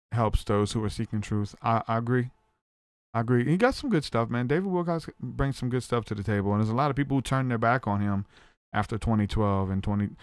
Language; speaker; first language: English; native; English